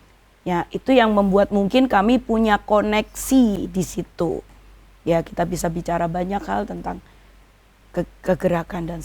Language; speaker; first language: Indonesian; native; Indonesian